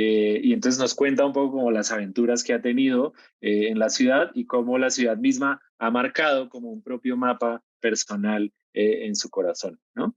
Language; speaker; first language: Spanish; native; Spanish